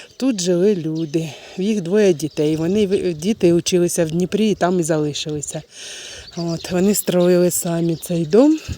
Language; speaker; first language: Ukrainian; native; Ukrainian